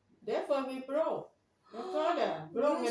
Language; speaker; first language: Swedish; non-native, learner; Thai